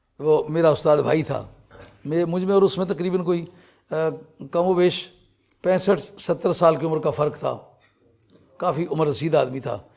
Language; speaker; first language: Urdu; non-native, local second language; Punjabi